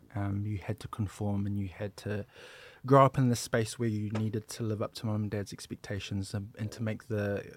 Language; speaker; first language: English; native; English